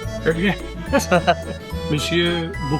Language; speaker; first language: French; non-native, local second language; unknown